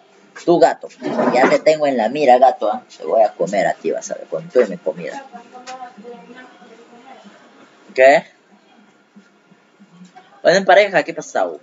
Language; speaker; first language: Spanish; native; Spanish